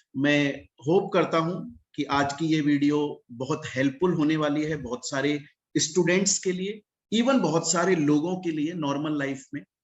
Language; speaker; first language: Hindi; native; Hindi